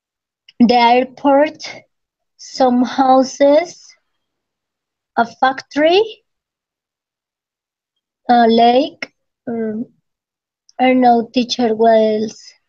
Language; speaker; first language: English; non-native, learner; Spanish